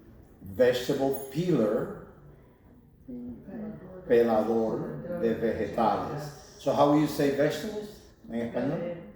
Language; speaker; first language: Spanish; non-native, learner; English